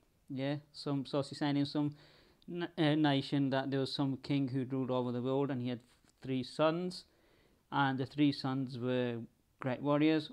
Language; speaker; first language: English; early bilingual, other home language; Punjabi